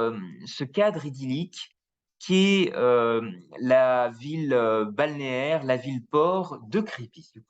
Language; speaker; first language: French; native; French